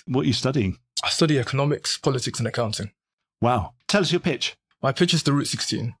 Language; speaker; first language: English; native; English